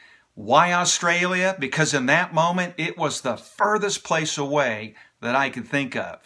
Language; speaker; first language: English; native; English